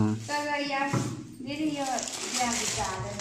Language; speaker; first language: Chinese; non-native, learner; Nepali